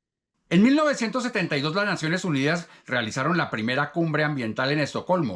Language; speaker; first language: Spanish; native; Spanish